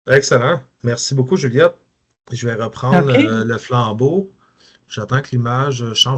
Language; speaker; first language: French; native; French